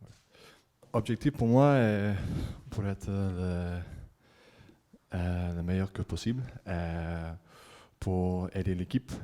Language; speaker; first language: French; non-native, learner; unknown